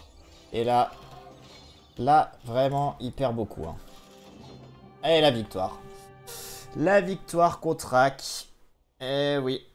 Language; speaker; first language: French; native; French